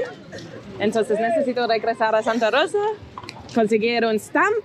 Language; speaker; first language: Spanish; non-native, learner; English